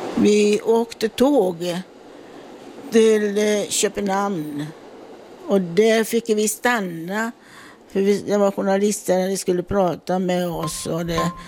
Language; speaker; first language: Swedish; non-native, fluent; Italian